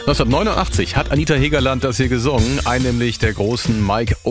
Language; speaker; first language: German; native; German